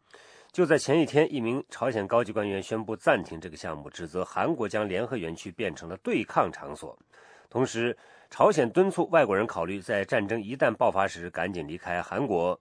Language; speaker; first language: Chinese; native; Chinese